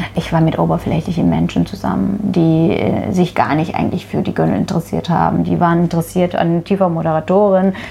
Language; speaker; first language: German; non-native, fluent; Turkish